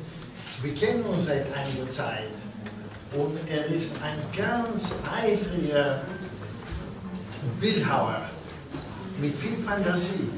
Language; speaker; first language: German; non-native, fluent; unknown